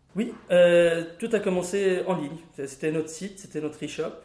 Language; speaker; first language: French; non-native, local second language; Arabic